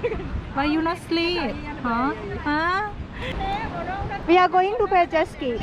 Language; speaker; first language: English; non-native, learner; Thai